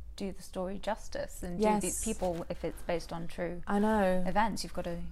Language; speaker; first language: English; native; English